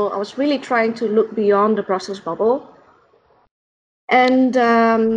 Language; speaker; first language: English; non-native, fluent; Dutch